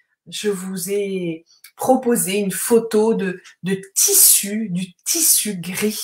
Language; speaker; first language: French; native; French